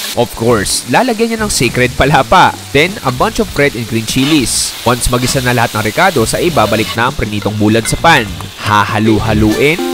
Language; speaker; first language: Filipino; native; Filipino